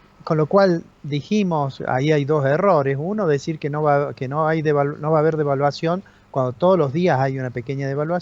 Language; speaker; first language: Spanish; native; Spanish